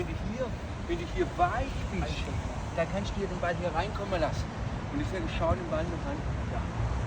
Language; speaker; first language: German; native; German